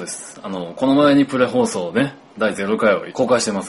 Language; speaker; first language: Japanese; native; Japanese